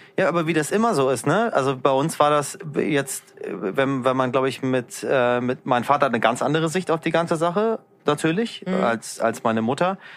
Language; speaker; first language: German; early bilingual, other home language; Persian